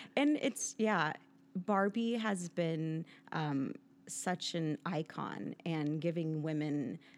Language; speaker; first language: English; native; English